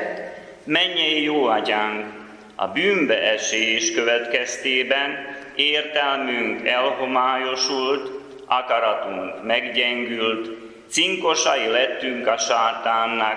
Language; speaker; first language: Hungarian; native; Hungarian